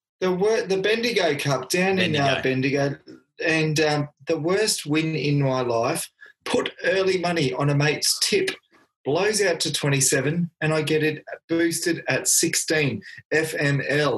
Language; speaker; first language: English; native; English